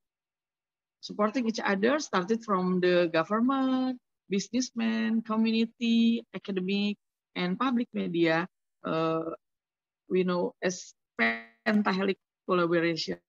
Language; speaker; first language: English; non-native, learner; Indonesian